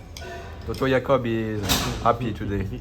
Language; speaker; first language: English; non-native, learner; French